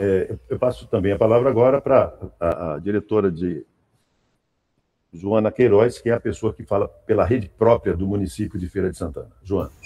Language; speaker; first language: Portuguese; native; Portuguese